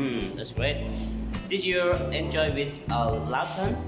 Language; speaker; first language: English; non-native, learner; Lao